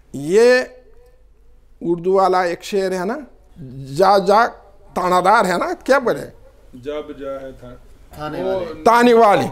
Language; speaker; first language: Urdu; non-native, local second language; Pashto